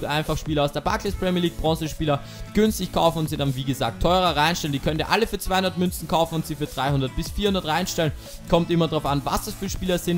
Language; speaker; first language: German; native; German